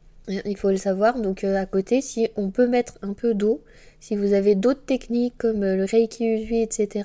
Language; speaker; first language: French; native; French